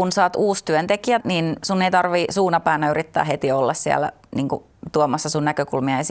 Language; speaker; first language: Finnish; native; Finnish